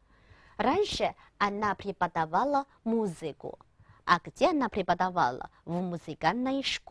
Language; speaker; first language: Russian; non-native, fluent; Chinese